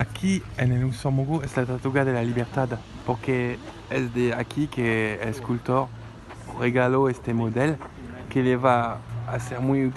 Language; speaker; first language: Spanish; non-native, learner; French